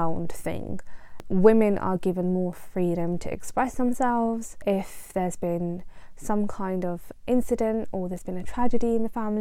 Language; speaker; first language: English; non-native, local second language; Punjabi